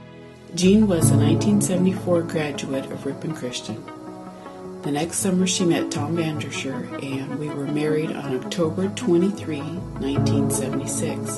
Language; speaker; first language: English; native; English